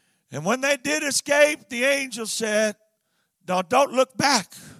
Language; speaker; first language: English; native; English